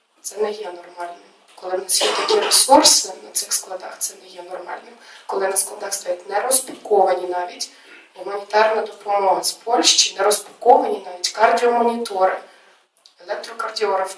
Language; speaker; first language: Ukrainian; native; Ukrainian